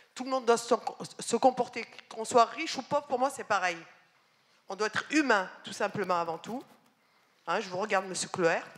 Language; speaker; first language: French; native; French